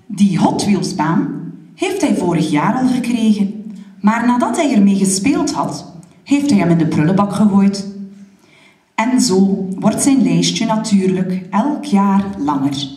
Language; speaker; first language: Dutch; native; Dutch